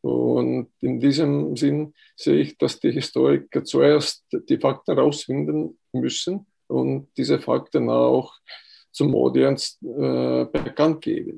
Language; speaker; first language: German; non-native, fluent; Estonian